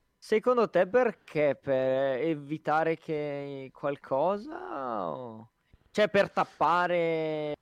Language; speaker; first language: Italian; native; Italian